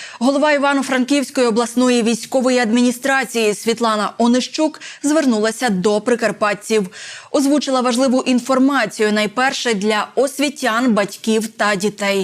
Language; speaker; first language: Ukrainian; native; Ukrainian